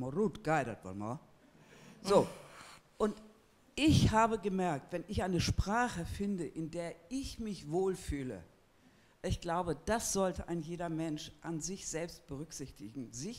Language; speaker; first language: German; native; German